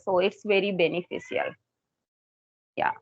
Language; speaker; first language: English; non-native, local second language; Hindi